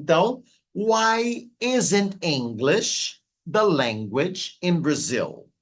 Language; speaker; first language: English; non-native, fluent; Portuguese